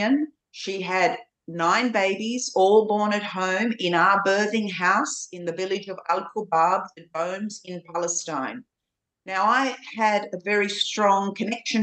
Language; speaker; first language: English; native; English